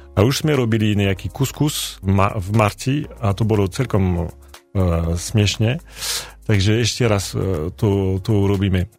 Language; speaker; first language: Slovak; non-native, learner; French